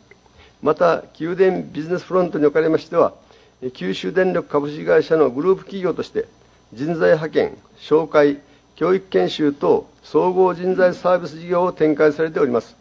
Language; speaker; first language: Japanese; native; Japanese